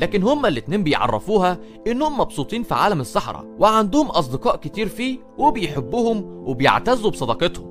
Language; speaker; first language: Arabic; native; Arabic